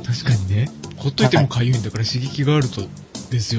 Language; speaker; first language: Japanese; native; Japanese